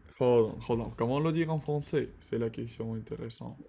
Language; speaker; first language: French; non-native, learner; Russian